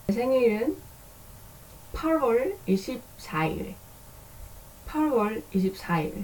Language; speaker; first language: Korean; non-native, learner; Dutch